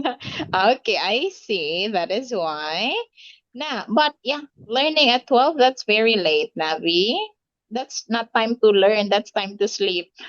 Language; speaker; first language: English; non-native, local second language; Filipino